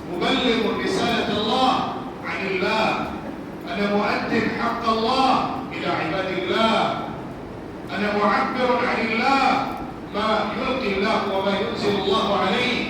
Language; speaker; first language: Arabic; non-native, fluent; Urdu